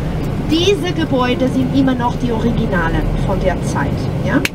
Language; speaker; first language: German; non-native, fluent; Portuguese